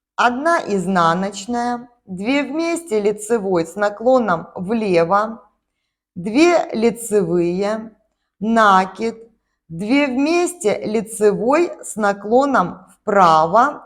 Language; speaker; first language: Russian; native; Russian